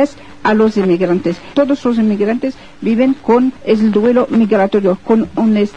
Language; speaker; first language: Spanish; non-native, fluent; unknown